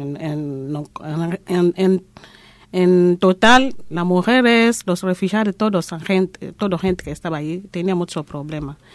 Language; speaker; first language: Spanish; non-native, learner; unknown